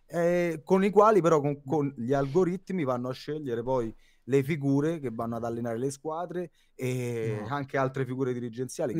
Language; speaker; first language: Italian; native; Italian